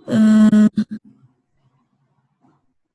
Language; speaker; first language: English; non-native, learner; Vietnamese